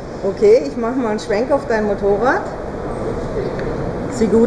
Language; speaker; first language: German; native; German